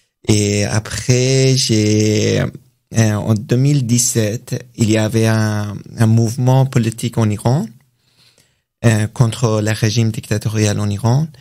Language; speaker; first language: French; non-native, learner; Persian